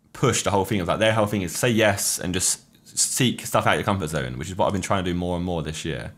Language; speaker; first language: English; native; English